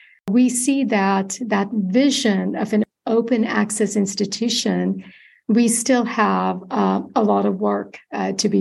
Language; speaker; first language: English; non-native, local second language; Malayalam